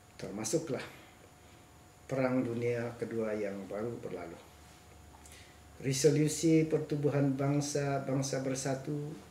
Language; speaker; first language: Malay; non-native, local second language; Central Dusun